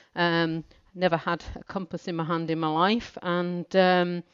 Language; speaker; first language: English; native; English